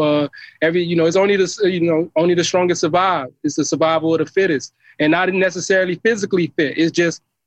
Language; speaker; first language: English; native; English